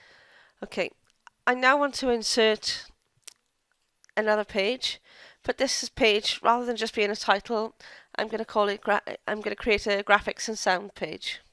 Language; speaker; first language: English; native; English